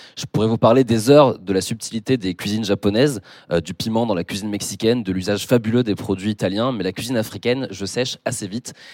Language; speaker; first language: French; native; French